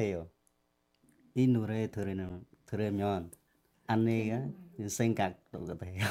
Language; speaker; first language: Korean; non-native, learner; Khmer